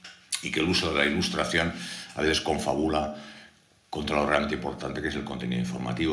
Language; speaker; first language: Spanish; native; Spanish